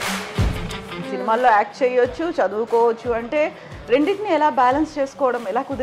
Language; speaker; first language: Telugu; native; Telugu